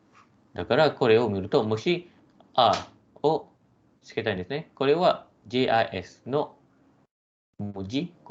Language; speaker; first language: Japanese; non-native, fluent; Malay